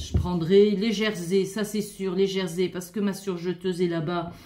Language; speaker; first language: French; native; French